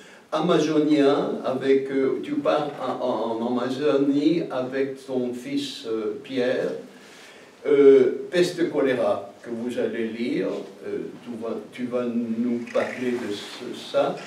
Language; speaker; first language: French; non-native, fluent; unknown